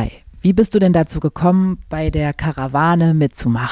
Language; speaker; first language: German; native; German